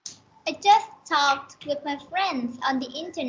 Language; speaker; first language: English; non-native, learner; Vietnamese